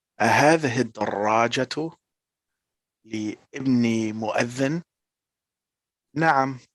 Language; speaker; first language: Arabic; non-native, learner; English